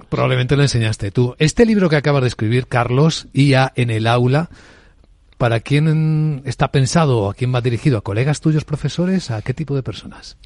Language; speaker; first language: Spanish; native; Spanish